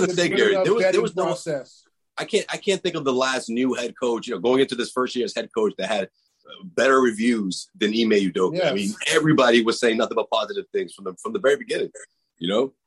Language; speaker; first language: English; native; English